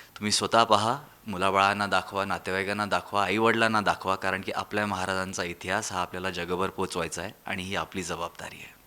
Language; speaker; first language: Marathi; native; Marathi